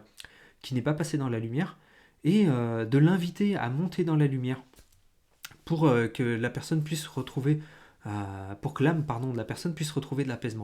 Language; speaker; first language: French; native; French